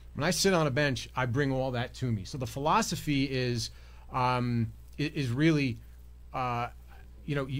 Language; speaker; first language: English; native; English